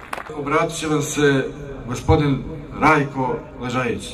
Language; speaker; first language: Bosnian; native; Bosnian